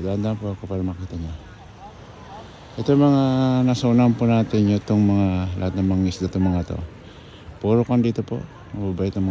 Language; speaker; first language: Filipino; native; Filipino